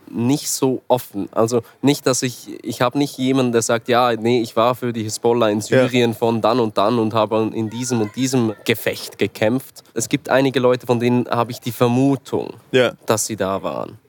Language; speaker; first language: German; native; German